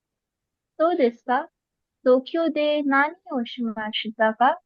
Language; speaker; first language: Japanese; non-native, learner; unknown